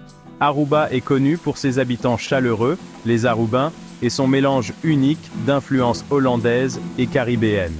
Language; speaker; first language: French; native; French